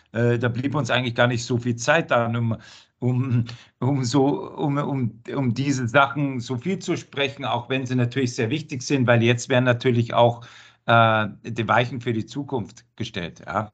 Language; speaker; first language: German; native; German